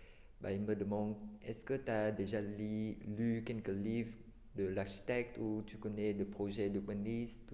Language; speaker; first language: French; non-native, fluent; Chinese